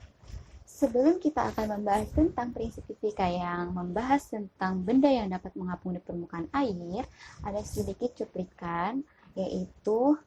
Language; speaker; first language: Indonesian; native; Indonesian